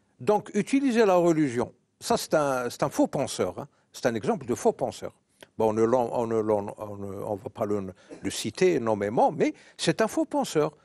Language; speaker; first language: French; non-native, local second language; Arabic